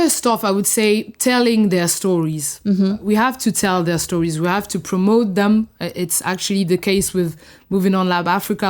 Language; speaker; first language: English; non-native, fluent; French